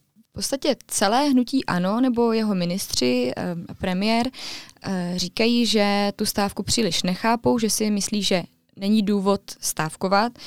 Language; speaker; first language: Czech; native; Czech